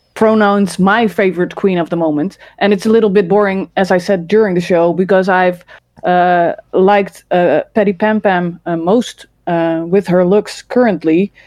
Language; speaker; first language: English; early bilingual, other home language; Dutch